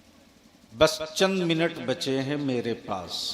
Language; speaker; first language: Hindi; native; Hindi